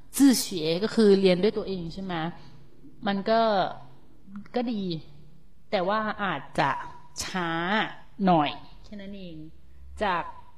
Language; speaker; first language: Thai; native; Thai